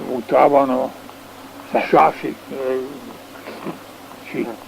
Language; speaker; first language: Italian; non-native, learner; Slovenian